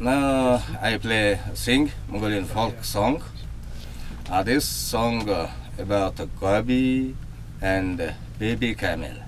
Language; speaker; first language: English; non-native, learner; Mongolian